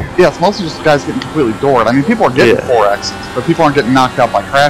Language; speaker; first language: English; native; English